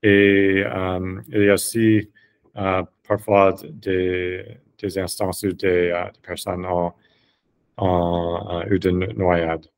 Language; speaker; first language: French; non-native, fluent; English